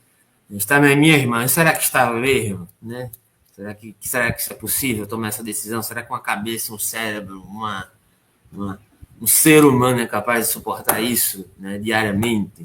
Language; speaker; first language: Portuguese; native; Portuguese